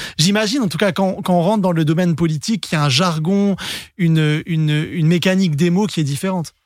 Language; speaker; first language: French; native; French